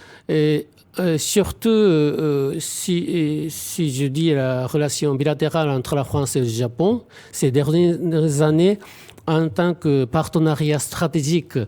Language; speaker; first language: French; non-native, fluent; Japanese